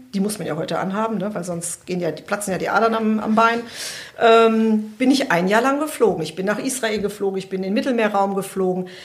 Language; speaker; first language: German; native; German